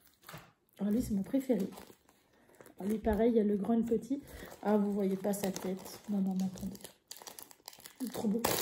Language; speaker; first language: French; native; French